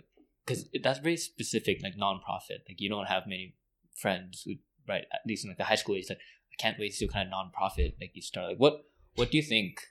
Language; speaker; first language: English; native; English